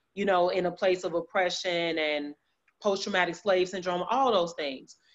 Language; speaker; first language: English; native; English